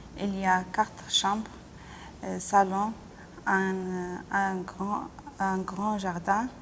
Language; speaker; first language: French; non-native, learner; Arabic